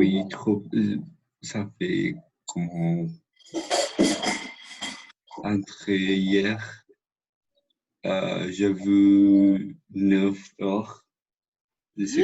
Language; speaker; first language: French; non-native, learner; Spanish